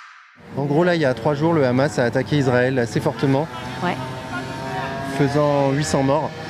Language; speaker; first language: French; native; French